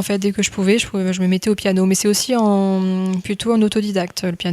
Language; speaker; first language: French; native; French